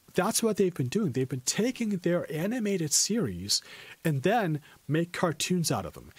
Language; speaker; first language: English; native; English